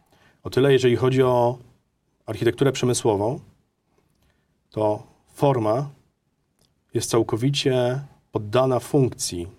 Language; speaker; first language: Polish; native; Polish